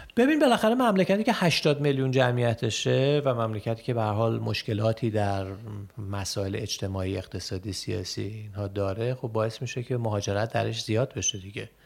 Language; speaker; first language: Persian; native; Persian